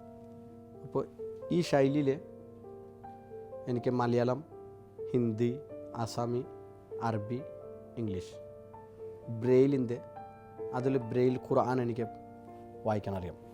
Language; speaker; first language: Malayalam; non-native, local second language; Assamese